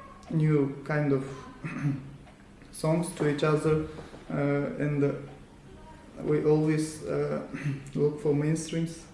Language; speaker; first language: English; non-native, learner; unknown